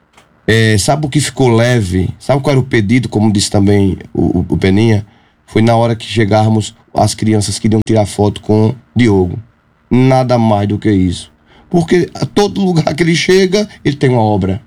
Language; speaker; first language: Portuguese; native; Portuguese